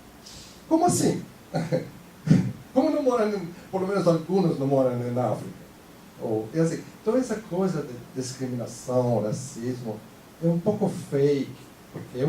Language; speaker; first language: Portuguese; non-native, fluent; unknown